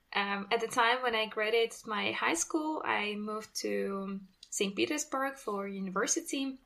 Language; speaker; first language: English; non-native, fluent; Russian